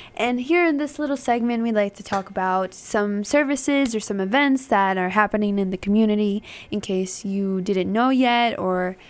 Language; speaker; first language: English; early bilingual, other home language; Spanish